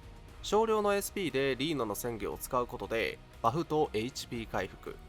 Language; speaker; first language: Japanese; native; Japanese